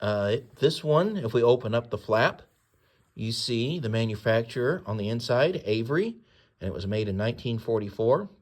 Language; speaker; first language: English; native; English